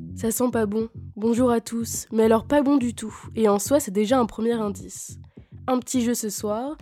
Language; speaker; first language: French; native; French